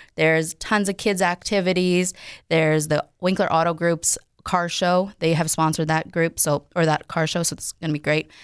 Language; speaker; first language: English; native; English